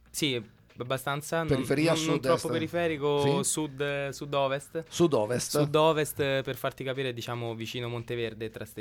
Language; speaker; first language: Italian; native; Italian